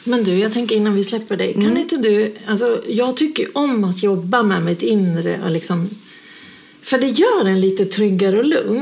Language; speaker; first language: Swedish; native; Swedish